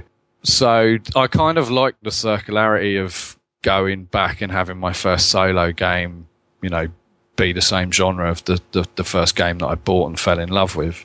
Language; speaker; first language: English; native; English